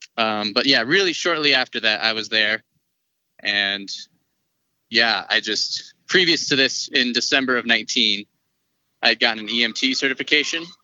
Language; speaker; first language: English; native; English